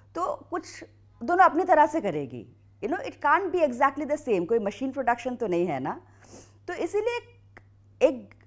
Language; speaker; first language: Hindi; native; Hindi